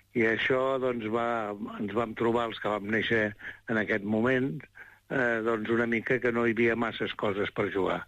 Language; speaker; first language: Catalan; native; Catalan